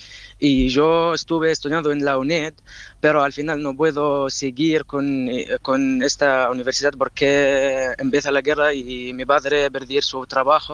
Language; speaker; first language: Spanish; non-native, learner; Arabic